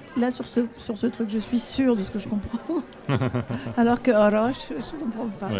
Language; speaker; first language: French; non-native, fluent; Arabic